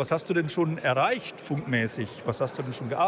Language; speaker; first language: German; native; German